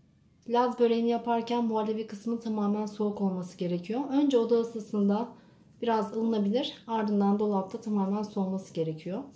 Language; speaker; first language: Turkish; native; Turkish